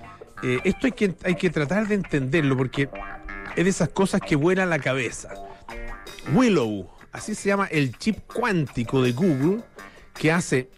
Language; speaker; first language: Spanish; native; Spanish